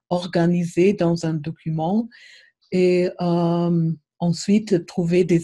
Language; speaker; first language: French; non-native, fluent; German